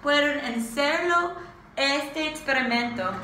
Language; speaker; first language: Spanish; non-native, learner; English